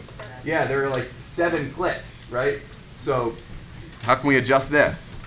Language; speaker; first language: English; native; English